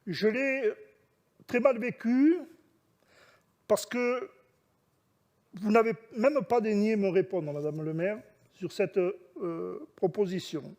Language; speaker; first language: French; native; French